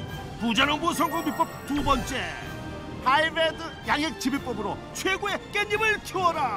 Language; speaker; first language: Korean; native; Korean